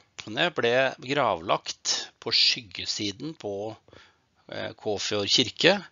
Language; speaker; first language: Norwegian; native; Norwegian